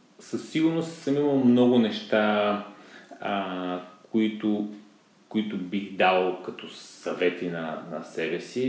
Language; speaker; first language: Bulgarian; native; Bulgarian